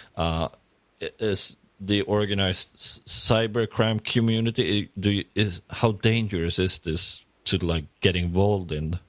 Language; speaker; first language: English; non-native, fluent; Swedish